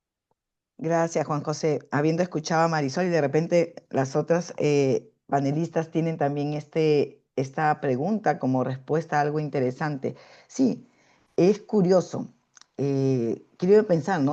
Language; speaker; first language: Spanish; native; Spanish